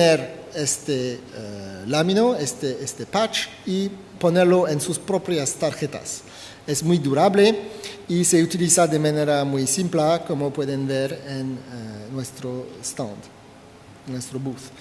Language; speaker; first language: Spanish; non-native, fluent; French